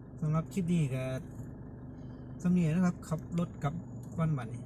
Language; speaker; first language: Thai; non-native, local second language; Lao